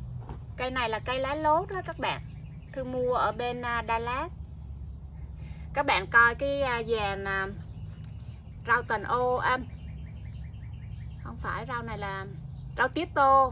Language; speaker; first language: Vietnamese; native; Vietnamese